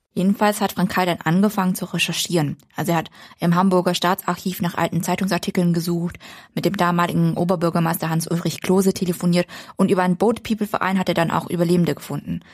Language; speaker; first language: German; early bilingual, other home language; Vietnamese